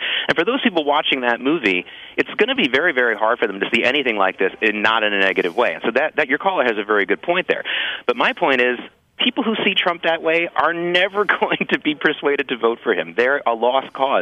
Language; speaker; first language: English; native; English